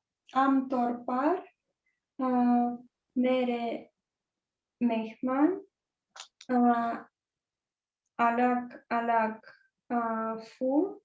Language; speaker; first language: Hindi; non-native, learner; Russian